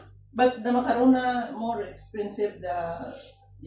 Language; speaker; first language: English; non-native, learner; Filipino